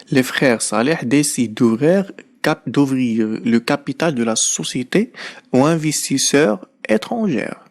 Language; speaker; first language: French; non-native, local second language; Arabic